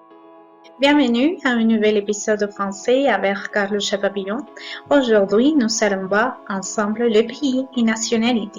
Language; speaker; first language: French; non-native, fluent; Spanish